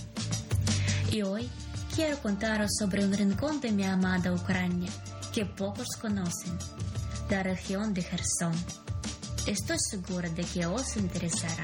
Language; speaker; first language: Spanish; non-native, fluent; Ukrainian